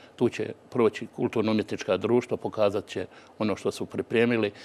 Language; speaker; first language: Croatian; native; Croatian